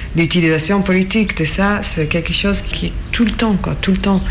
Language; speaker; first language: French; non-native, fluent; Hebrew